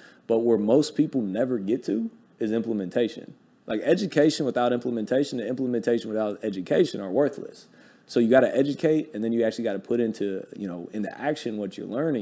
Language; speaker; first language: English; native; English